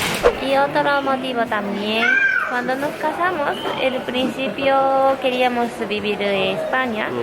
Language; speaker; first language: Spanish; non-native, learner; Japanese